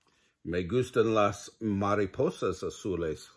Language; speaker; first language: Spanish; non-native, learner; English